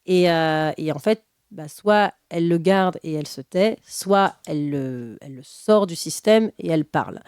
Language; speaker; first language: French; native; French